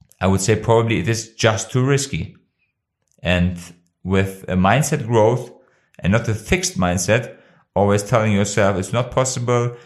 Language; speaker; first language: English; non-native, fluent; Albanian